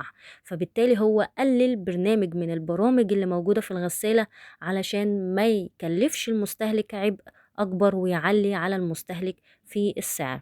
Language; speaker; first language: Arabic; native; Arabic